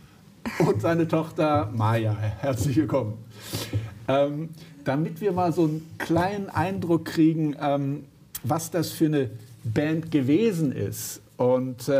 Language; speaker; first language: German; native; German